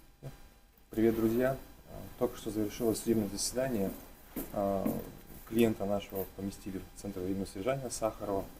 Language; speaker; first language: Russian; native; Russian